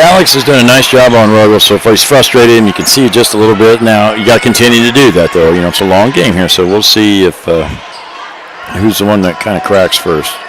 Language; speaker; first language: English; native; English